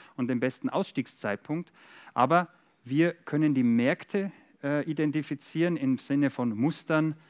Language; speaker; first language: German; native; German